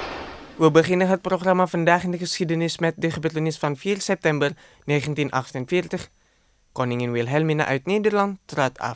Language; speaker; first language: Dutch; non-native, fluent; Indonesian